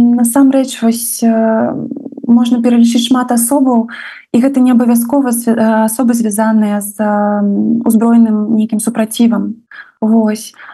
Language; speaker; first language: Belarusian; non-native, local second language; Russian